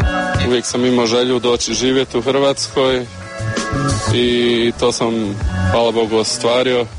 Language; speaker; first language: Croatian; early bilingual, heritage; Croatian